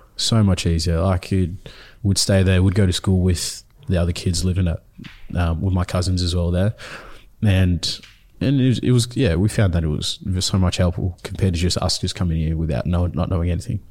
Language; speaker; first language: English; early bilingual, other home language; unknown